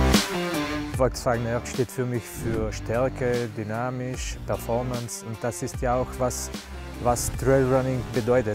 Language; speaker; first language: German; non-native, fluent; Portuguese